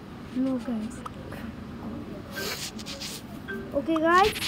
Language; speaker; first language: English; non-native, learner; Bangla